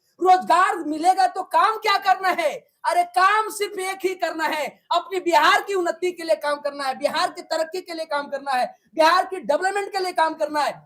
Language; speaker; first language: Hindi; native; Hindi